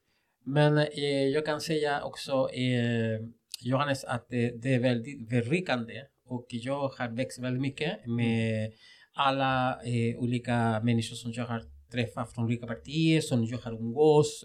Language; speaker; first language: Swedish; non-native, fluent; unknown